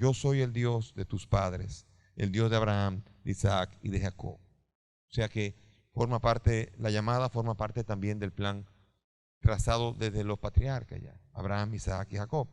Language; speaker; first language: Spanish; native; Spanish